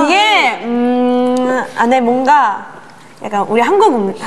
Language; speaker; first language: Korean; native; Korean